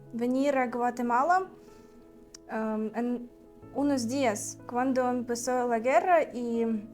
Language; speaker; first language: Spanish; non-native, learner; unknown